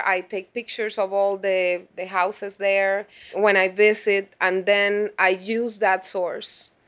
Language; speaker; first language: English; non-native, fluent; Spanish